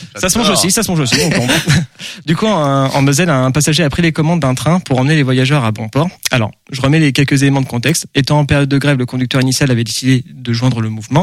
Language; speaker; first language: French; native; French